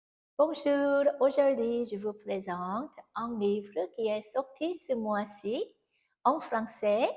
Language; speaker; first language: French; non-native, fluent; Korean